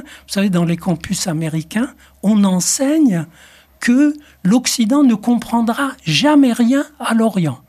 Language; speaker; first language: French; non-native, local second language; Arabic